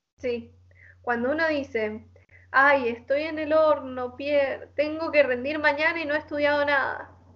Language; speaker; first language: Spanish; native; Spanish